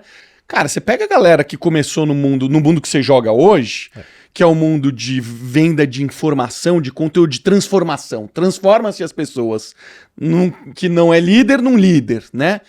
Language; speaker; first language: Portuguese; native; Portuguese